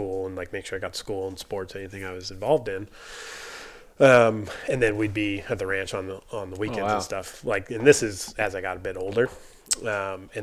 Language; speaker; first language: English; native; English